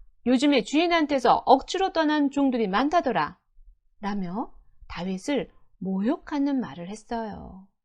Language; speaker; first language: Korean; native; Korean